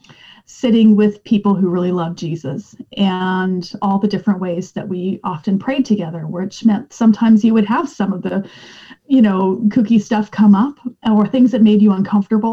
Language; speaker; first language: English; native; English